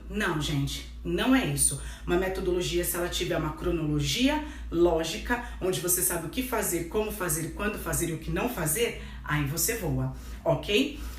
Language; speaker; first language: Portuguese; native; Portuguese